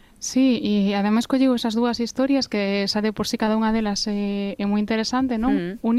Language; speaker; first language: Galician; native; Galician